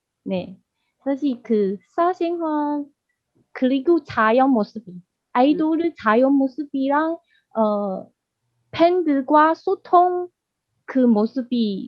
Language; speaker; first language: Korean; non-native, learner; Chinese